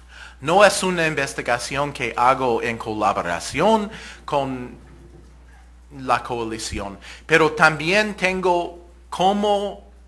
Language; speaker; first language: Spanish; non-native, fluent; English